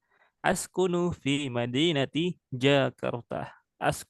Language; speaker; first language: Arabic; non-native, fluent; Indonesian